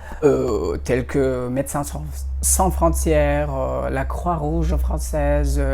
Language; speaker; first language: French; non-native, fluent; Indonesian